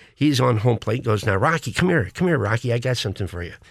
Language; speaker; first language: English; native; English